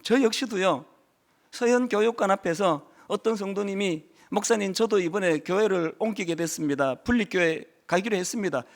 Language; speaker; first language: Korean; native; Korean